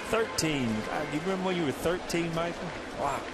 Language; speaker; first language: English; native; English